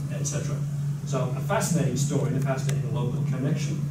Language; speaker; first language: English; native; English